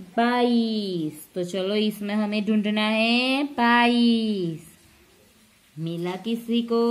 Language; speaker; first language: Hindi; non-native, local second language; Gujarati